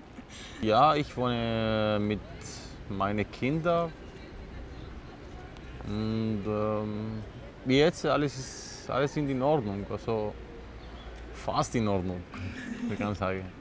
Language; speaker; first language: German; non-native, learner; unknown